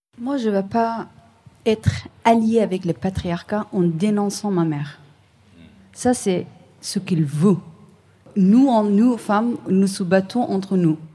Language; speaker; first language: French; non-native, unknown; Persian